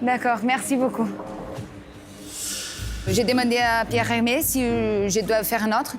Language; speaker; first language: French; non-native, learner; Portuguese